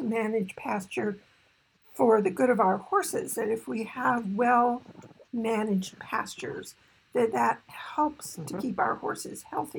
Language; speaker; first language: English; native; English